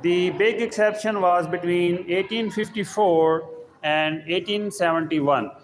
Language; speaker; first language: English; non-native, local second language; Urdu